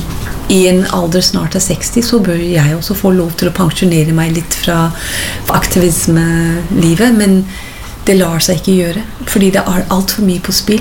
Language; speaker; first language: Norwegian; non-native, fluent; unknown